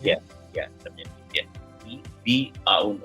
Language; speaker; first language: Spanish; non-native, learner; English